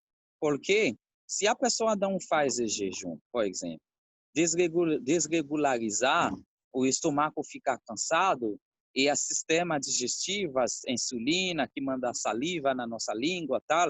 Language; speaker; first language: Portuguese; non-native, fluent; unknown